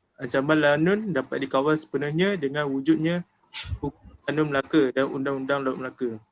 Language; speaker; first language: Malay; native; Malay